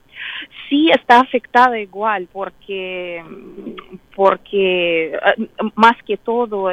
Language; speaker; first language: Spanish; non-native, fluent; Russian